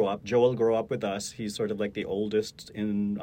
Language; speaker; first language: English; non-native, local second language; Hiligaynon